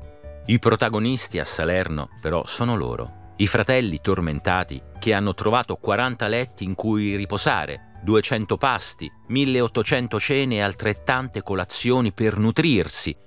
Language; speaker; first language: Italian; native; Italian